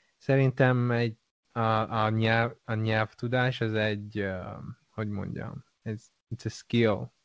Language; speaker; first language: Hungarian; non-native, learner; Chinese